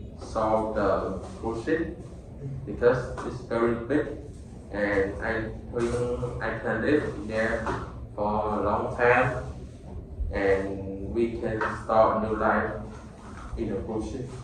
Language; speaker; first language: English; non-native, learner; Vietnamese